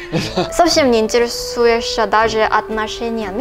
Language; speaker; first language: Russian; non-native, learner; Korean